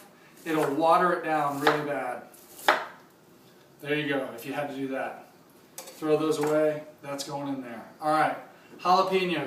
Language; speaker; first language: English; native; English